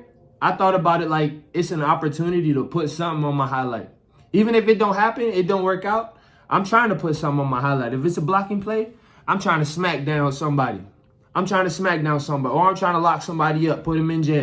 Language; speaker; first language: English; native; English